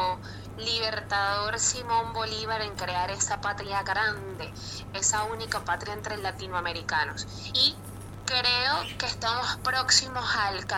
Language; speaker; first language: Spanish; native; Spanish